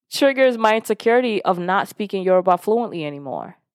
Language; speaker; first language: English; early bilingual, other home language; Yoruba